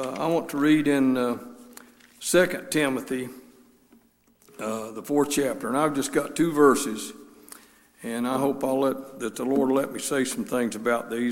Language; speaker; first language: English; native; English